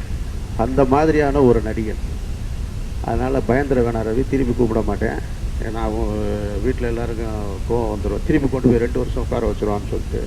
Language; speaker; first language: Tamil; native; Tamil